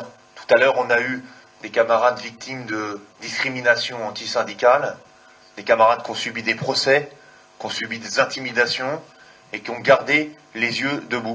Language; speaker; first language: French; native; French